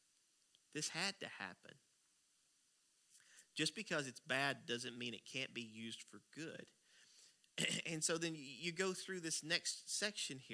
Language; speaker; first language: English; native; English